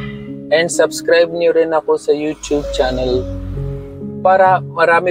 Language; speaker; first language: Filipino; non-native, learner; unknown